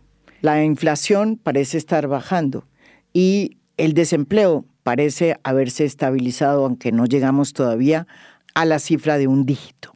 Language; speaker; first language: Spanish; native; Spanish